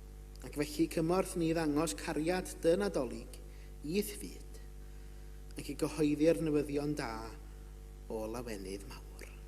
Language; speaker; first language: Welsh; native; Welsh